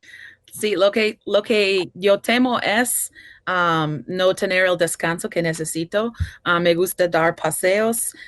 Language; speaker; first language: Spanish; non-native, fluent; English